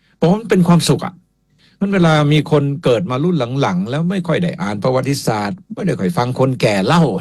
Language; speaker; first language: Thai; native; Thai